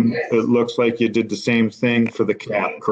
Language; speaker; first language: English; native; English